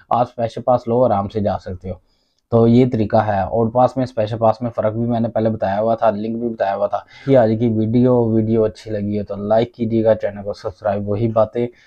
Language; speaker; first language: Urdu; non-native, local second language; Punjabi